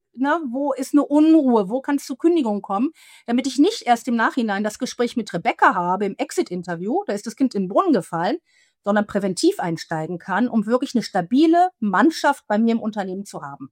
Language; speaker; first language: German; native; German